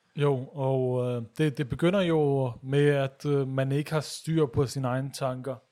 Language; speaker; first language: Danish; early bilingual, other home language; Urdu